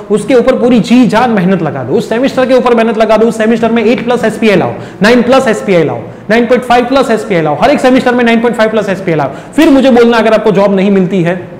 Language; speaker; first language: Hindi; non-native, local second language; Gujarati